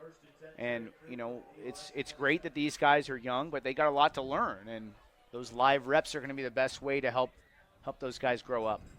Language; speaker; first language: English; native; English